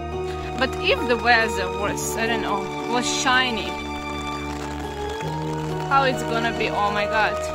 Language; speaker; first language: English; non-native, learner; Russian